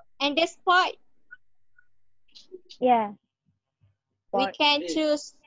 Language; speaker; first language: English; non-native, learner; Malay